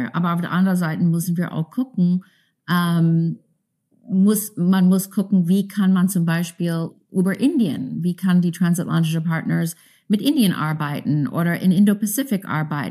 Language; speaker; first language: German; non-native, fluent; English